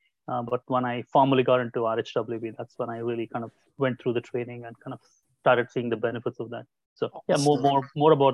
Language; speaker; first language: English; non-native, local second language; Kannada